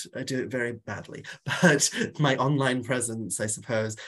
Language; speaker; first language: English; non-native, local second language; Welsh